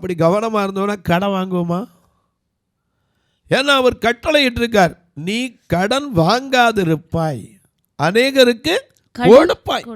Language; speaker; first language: Tamil; native; Tamil